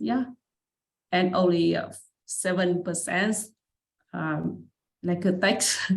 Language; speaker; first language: English; non-native, learner; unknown